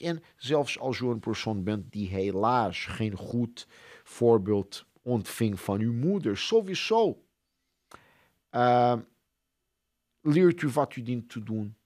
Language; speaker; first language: Dutch; non-native, fluent; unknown